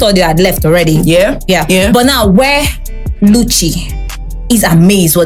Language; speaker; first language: English; non-native, local second language; Igbo